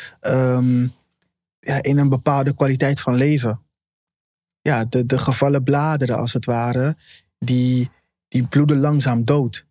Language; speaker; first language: Dutch; early bilingual, other home language; Papiamento